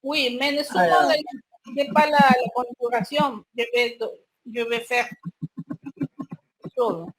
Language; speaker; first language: French; non-native, learner; Spanish